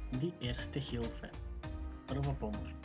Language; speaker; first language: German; non-native, fluent; Macedonian